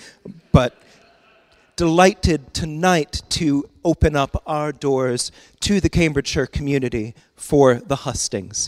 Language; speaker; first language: English; native; English